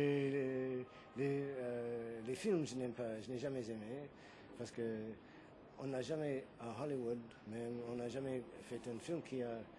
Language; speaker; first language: French; non-native, fluent; English